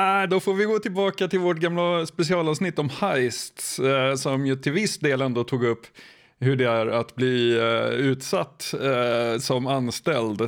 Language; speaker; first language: Swedish; native; Swedish